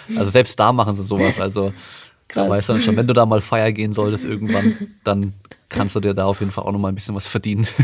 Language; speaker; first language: German; native; German